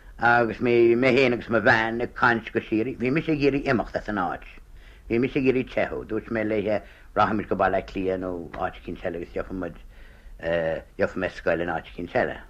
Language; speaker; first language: Irish; native; Irish